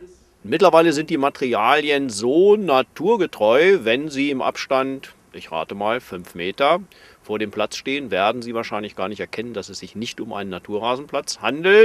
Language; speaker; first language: German; native; German